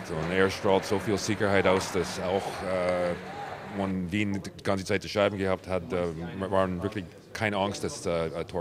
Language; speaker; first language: German; non-native, fluent; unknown